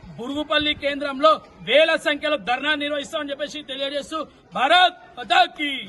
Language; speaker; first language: Telugu; native; Telugu